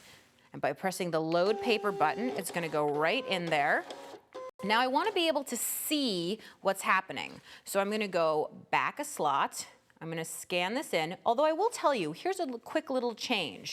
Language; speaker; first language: English; native; English